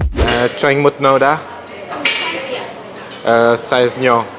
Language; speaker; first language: Vietnamese; non-native, learner; French